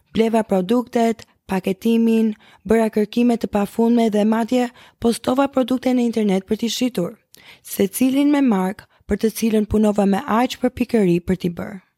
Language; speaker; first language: Albanian; early bilingual, heritage; Albanian